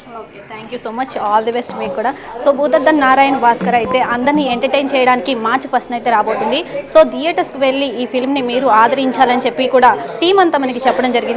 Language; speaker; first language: Telugu; native; Telugu